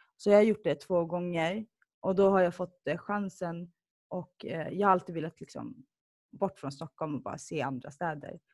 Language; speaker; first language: Swedish; early bilingual, other home language; Somali